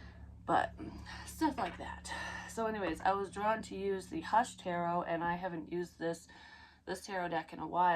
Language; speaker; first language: English; native; English